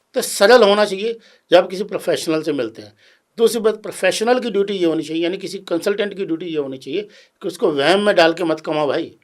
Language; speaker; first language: Hindi; native; Hindi